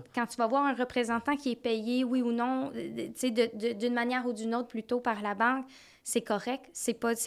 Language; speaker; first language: French; native; French